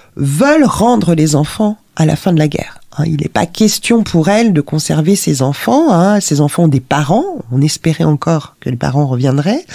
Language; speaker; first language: French; native; French